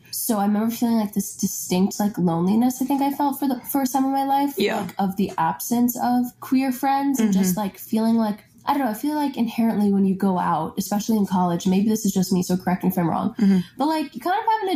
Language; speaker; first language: English; native; English